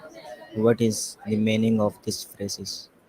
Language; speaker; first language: English; non-native, learner; Hindi